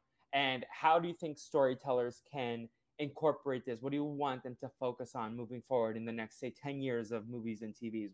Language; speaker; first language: English; early bilingual, other home language; Portuguese